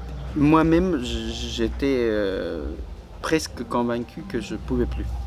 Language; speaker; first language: French; non-native, fluent; Spanish